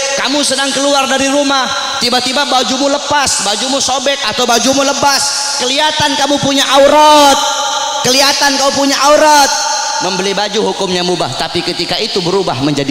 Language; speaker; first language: Indonesian; native; Indonesian